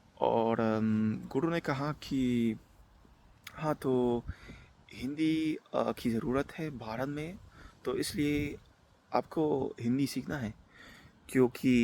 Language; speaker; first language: Hindi; non-native, learner; Dutch